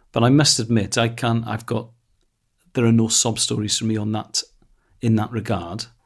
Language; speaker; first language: English; non-native, local second language; Welsh